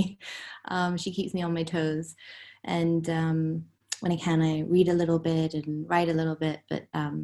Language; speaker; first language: English; native; English